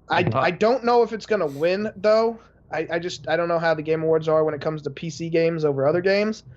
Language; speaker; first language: English; native; English